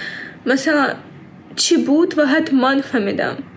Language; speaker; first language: Persian; early bilingual, heritage; Persian